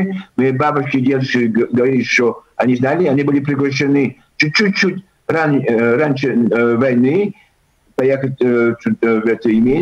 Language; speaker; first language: Russian; early bilingual, heritage; Russian